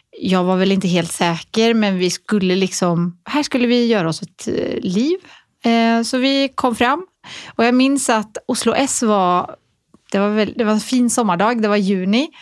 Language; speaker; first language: Swedish; native; Swedish